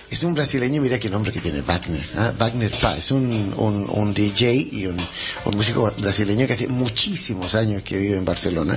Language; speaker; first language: Spanish; native; Spanish